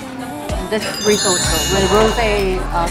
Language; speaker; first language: English; non-native, fluent; Korean